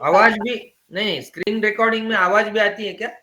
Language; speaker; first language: Hindi; native; Hindi